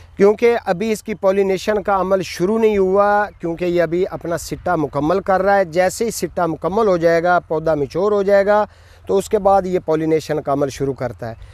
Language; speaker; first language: Urdu; non-native, local second language; Punjabi